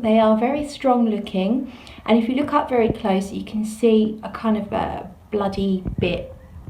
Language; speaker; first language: English; native; English